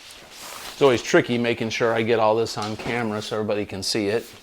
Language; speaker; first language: English; native; English